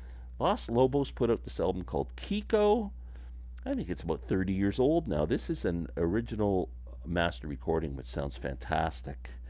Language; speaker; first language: English; native; English